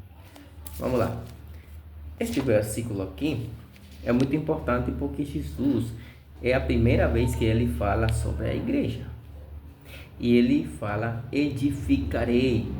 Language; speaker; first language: Portuguese; non-native, fluent; Spanish